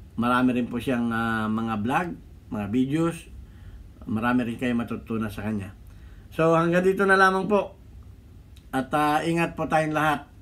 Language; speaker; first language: Filipino; native; Filipino